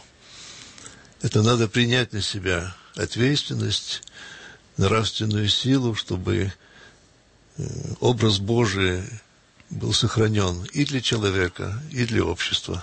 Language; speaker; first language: Russian; early bilingual, heritage; Russian